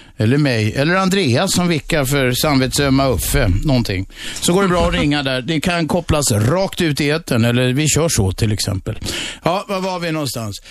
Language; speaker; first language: Swedish; native; Swedish